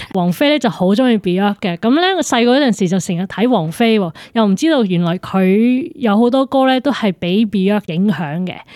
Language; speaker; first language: Cantonese; early bilingual, heritage; Cantonese